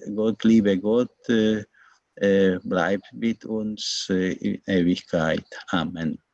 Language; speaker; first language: German; non-native, learner; Hungarian